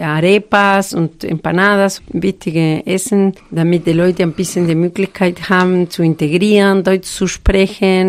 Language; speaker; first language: German; non-native, fluent; Spanish